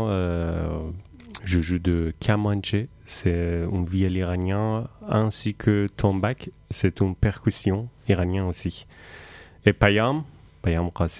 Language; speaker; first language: French; non-native, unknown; Persian